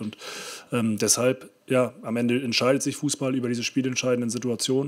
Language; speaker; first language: German; native; German